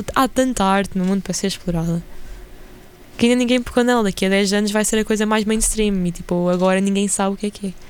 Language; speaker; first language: Portuguese; early bilingual, other home language; Ukrainian